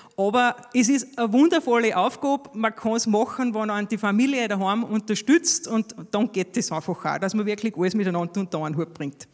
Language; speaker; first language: German; native; German